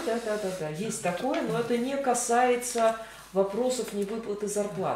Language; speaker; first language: Russian; native; Russian